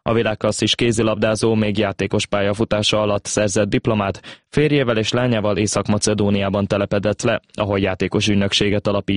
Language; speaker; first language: Hungarian; native; Hungarian